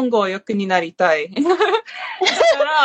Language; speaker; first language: Japanese; non-native, learner; English